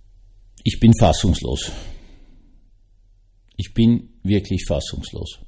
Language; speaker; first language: German; native; German